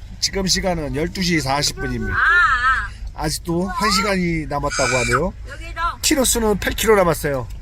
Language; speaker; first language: Korean; native; Korean